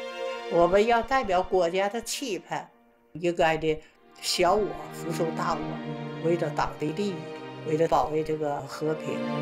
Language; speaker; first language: Chinese; native; Chinese